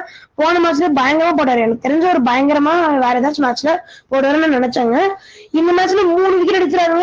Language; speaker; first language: Tamil; native; Tamil